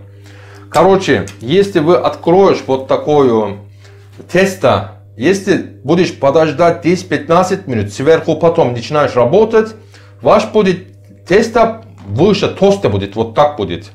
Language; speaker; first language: Russian; non-native, learner; Turkish